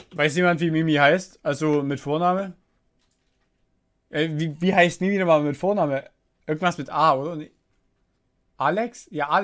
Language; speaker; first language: German; native; German